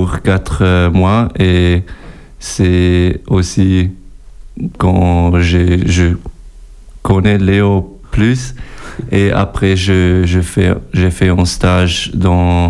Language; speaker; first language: French; non-native, learner; German